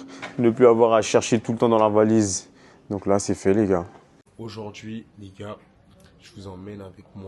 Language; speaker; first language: French; native; French